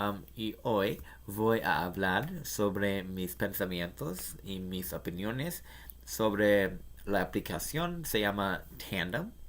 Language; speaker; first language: Spanish; non-native, learner; English